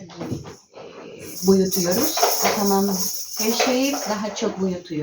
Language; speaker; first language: Turkish; non-native, learner; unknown